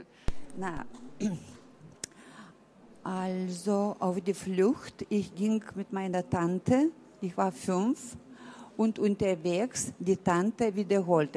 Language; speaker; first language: German; early bilingual, heritage; German